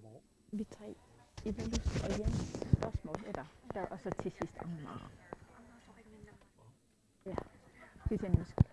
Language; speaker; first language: Danish; non-native, local second language; Kalaallisut